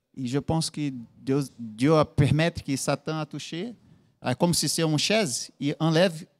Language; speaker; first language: French; non-native, learner; Portuguese